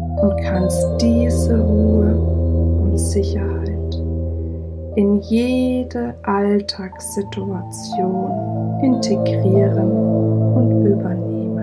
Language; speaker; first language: German; native; German